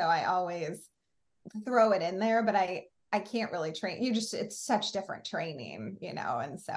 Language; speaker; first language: English; native; English